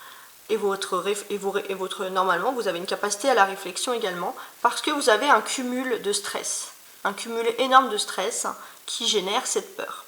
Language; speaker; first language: French; native; French